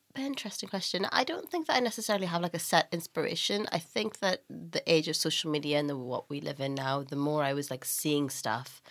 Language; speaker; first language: English; native; English